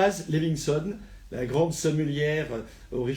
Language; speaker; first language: French; native; French